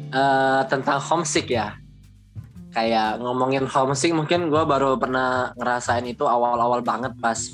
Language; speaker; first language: Indonesian; native; Indonesian